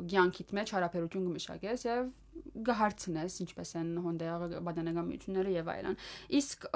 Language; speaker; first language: Armenian; early bilingual, heritage; Armenian